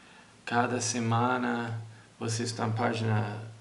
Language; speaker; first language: Portuguese; non-native, fluent; English